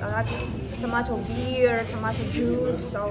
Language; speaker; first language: English; non-native, learner; Russian